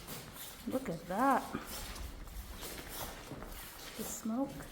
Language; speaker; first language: English; native; English